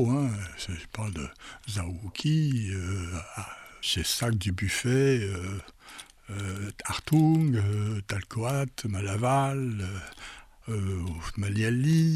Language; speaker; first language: French; native; French